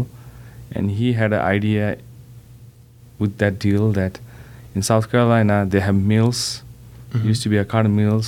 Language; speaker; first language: English; non-native, local second language; Nepali